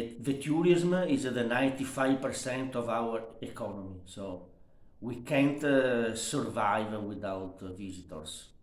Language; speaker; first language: English; non-native, learner; Italian